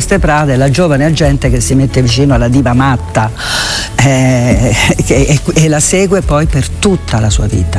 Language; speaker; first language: Italian; native; Italian